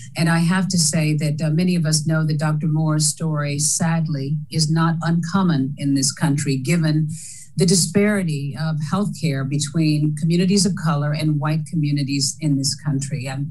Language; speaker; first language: English; native; English